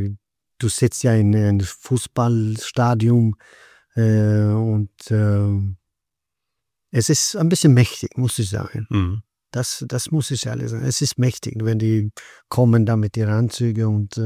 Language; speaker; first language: German; non-native, fluent; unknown